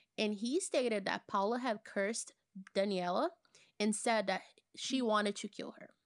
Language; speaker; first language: English; non-native, fluent; Portuguese